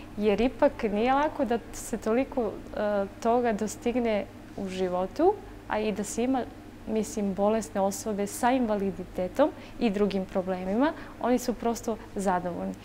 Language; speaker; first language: Serbian; non-native, local second language; Romany